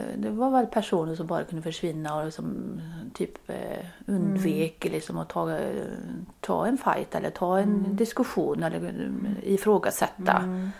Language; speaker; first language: Swedish; native; Swedish